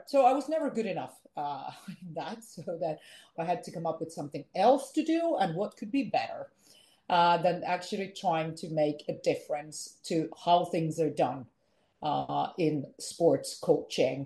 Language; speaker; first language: English; non-native, fluent; Finnish